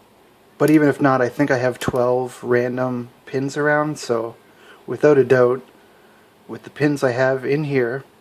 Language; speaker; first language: English; native; English